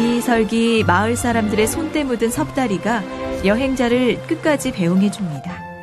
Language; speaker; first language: Korean; native; Korean